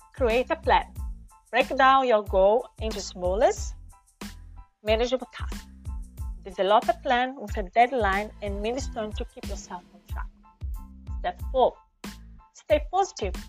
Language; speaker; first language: English; non-native, fluent; Portuguese